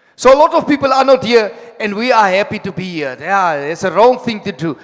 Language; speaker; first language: English; non-native, local second language; Afrikaans